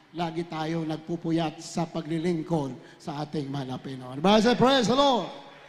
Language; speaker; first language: Filipino; native; Filipino